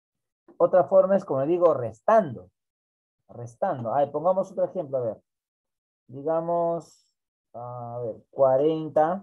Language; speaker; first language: Spanish; native; Spanish